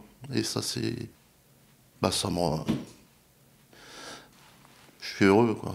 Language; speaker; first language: French; native; French